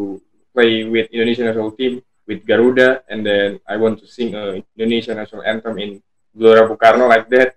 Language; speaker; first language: English; non-native, learner; Indonesian